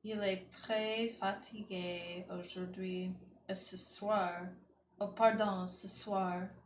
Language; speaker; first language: French; non-native, learner; English